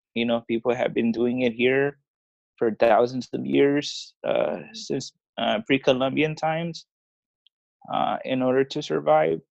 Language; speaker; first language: English; early bilingual, other home language; Spanish